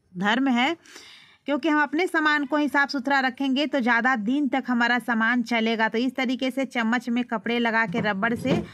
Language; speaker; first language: Hindi; native; Hindi